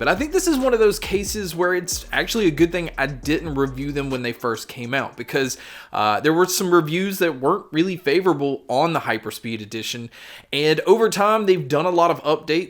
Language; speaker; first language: English; native; English